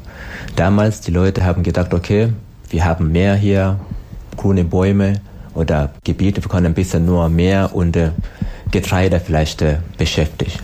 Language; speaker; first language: German; non-native, learner; Swahili